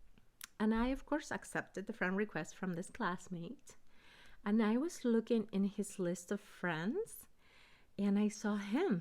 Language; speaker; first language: English; early bilingual, other home language; Spanish